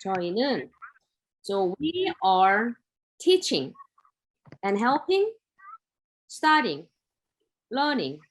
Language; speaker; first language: English; non-native, fluent; Korean